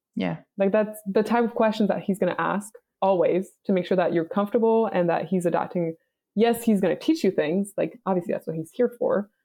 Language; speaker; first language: English; native; English